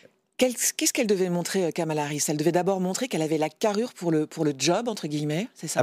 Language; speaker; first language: French; native; French